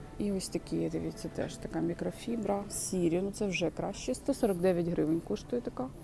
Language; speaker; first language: Ukrainian; non-native, local second language; Russian